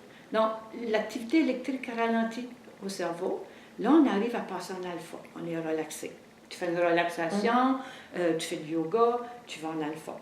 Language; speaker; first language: French; native; French